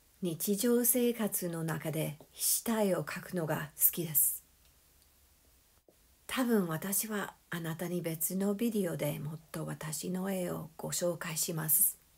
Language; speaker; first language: Japanese; non-native, fluent; English